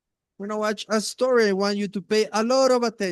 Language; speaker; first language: English; non-native, fluent; Spanish